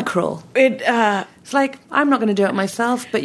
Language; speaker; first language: English; native; English